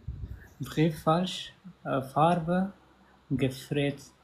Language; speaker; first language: German; non-native, learner; Pashto